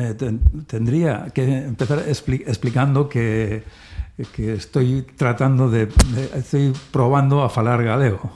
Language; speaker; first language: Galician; non-native, local second language; Spanish